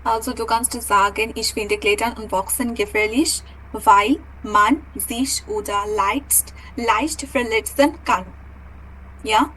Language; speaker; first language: German; non-native, fluent; Bangla